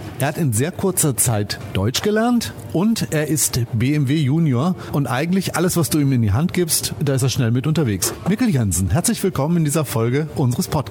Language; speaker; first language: German; native; German